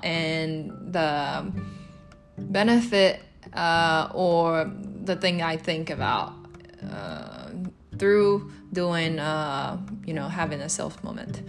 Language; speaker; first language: English; non-native, fluent; Japanese